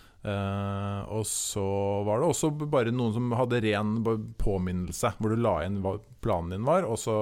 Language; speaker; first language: Norwegian; native; Norwegian